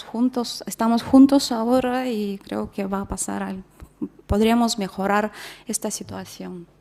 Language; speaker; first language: Spanish; non-native, fluent; Russian